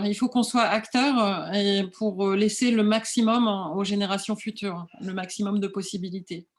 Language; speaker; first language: French; native; French